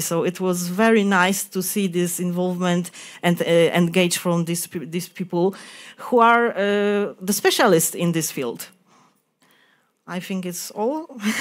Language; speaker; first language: English; non-native, fluent; Polish